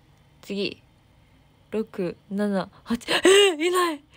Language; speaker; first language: Japanese; native; Japanese